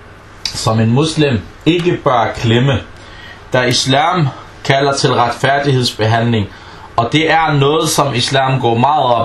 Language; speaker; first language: Danish; non-native, fluent; Arabic